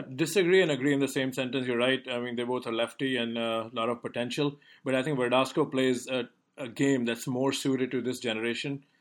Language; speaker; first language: English; non-native, local second language; Hindi